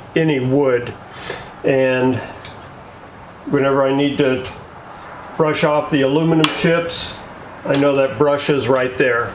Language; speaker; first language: English; native; English